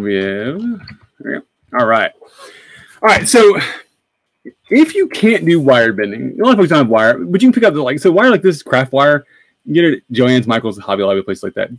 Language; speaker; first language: English; native; English